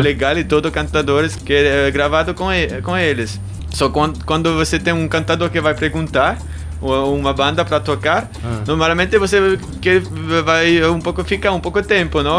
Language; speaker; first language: Portuguese; non-native, learner; German